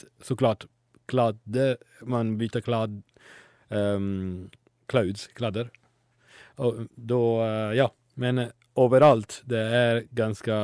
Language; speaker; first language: Swedish; non-native, learner; Italian